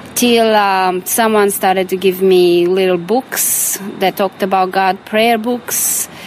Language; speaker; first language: English; non-native, fluent; Romanian